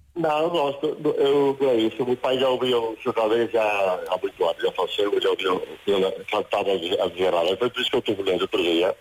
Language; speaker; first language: Portuguese; native; Portuguese